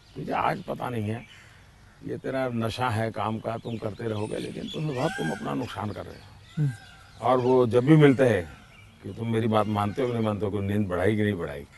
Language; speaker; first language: Hindi; non-native, local second language; Gujarati